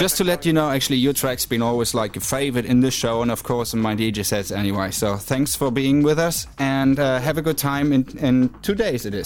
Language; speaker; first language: English; non-native, fluent; German